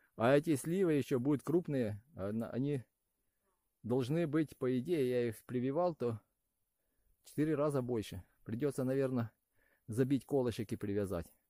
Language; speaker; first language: Russian; non-native, local second language; Ukrainian